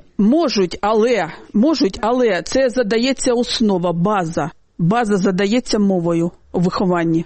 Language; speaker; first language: Ukrainian; non-native, local second language; Russian